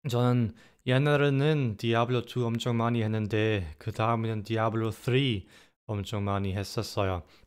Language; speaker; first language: Korean; non-native, fluent; German